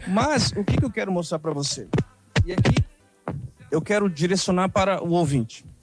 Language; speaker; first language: Portuguese; native; Portuguese